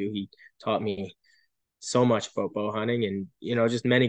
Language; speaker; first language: English; native; English